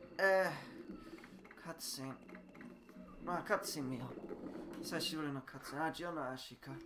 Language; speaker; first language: Japanese; non-native, learner; English